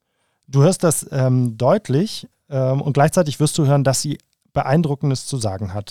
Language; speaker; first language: German; native; German